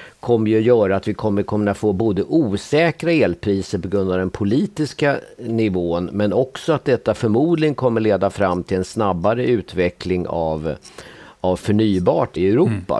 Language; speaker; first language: Swedish; native; Swedish